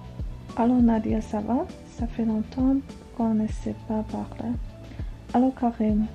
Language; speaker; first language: French; non-native, learner; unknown